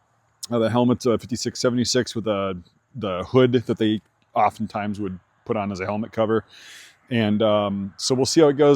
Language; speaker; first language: English; native; English